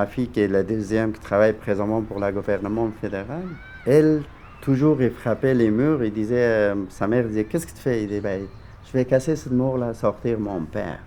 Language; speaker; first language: French; non-native, fluent; Persian